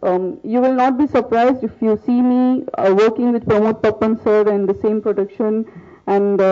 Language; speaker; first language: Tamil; non-native, learner; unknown